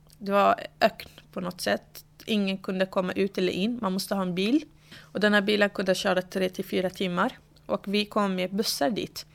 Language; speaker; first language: Swedish; early bilingual, other home language; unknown